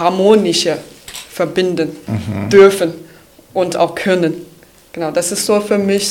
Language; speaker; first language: German; non-native, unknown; Chinese